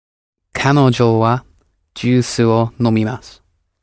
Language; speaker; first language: Japanese; non-native, learner; English